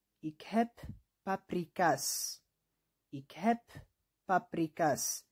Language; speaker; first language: Dutch; non-native, fluent; Arabic